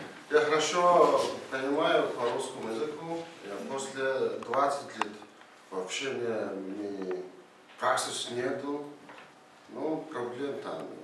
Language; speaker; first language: Russian; non-native, learner; Mongolian